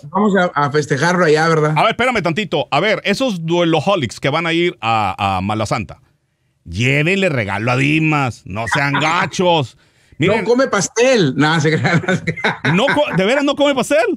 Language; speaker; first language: Spanish; native; Spanish